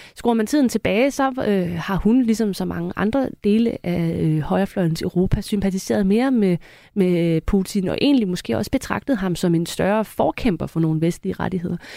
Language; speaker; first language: Danish; native; Danish